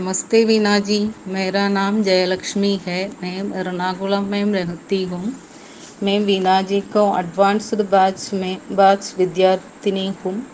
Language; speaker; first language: Hindi; non-native, learner; Malayalam